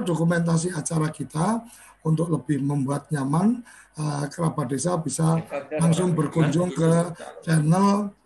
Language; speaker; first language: Malay; native; Malay